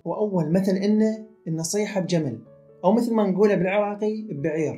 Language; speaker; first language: Arabic; native; Arabic